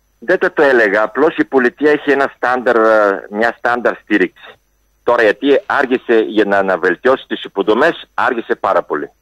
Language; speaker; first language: Greek; non-native, fluent; Bulgarian